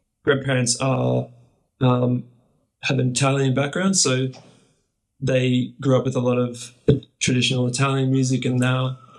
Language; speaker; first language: English; native; English